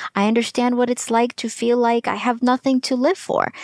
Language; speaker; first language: English; early bilingual, other home language; Russian